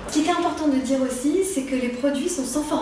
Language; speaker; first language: French; native; French